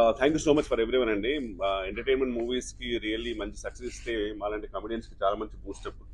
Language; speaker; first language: Telugu; native; Telugu